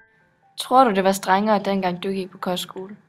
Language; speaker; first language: Danish; native; Danish